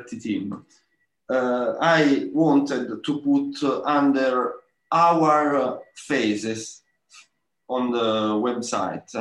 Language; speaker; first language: English; non-native, learner; Italian